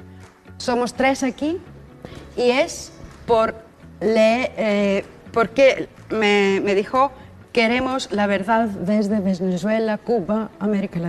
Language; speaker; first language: Spanish; non-native, learner; Greek